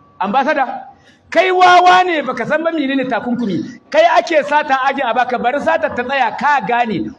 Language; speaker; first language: Hausa; native; Hausa